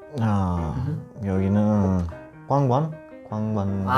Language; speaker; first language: Korean; non-native, learner; Italian